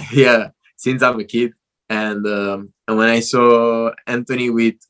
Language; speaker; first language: English; non-native, fluent; Italian